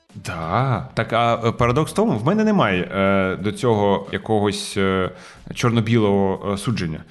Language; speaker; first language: Ukrainian; non-native, local second language; Russian